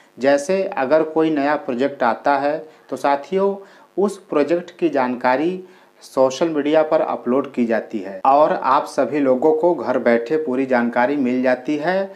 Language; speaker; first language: Hindi; native; Hindi